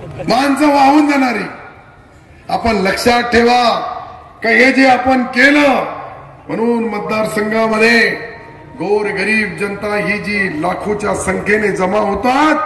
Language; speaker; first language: Marathi; non-native, local second language; Urdu